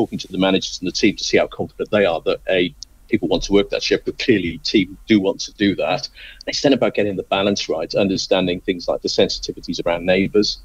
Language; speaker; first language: English; native; English